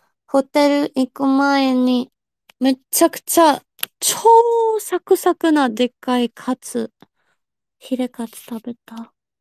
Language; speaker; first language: Japanese; non-native, fluent; German